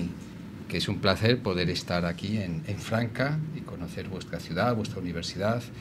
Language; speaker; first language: Spanish; native; Spanish